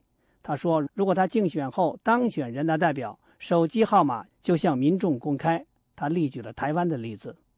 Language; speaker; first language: Chinese; native; Chinese